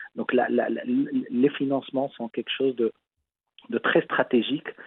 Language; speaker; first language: French; non-native, local second language; Arabic